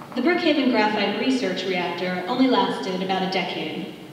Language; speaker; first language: English; native; English